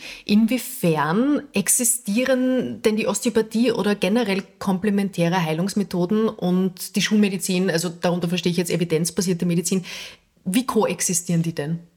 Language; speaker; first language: German; native; German